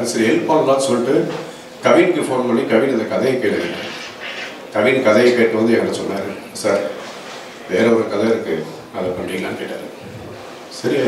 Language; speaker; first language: Tamil; native; Tamil